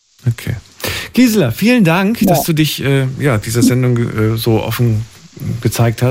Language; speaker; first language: German; native; German